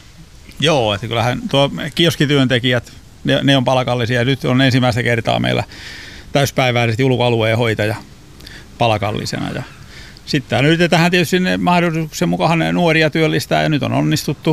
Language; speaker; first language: Finnish; native; Finnish